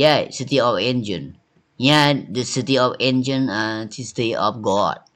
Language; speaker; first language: English; non-native, learner; Thai